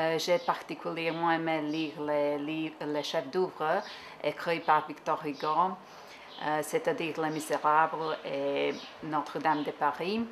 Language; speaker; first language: French; non-native, learner; Serbian